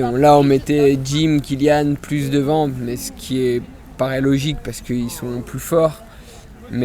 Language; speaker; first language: French; native; French